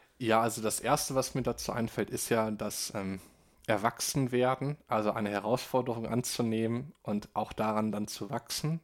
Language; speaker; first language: German; native; German